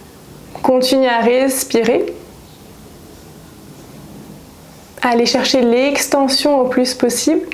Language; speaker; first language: French; native; French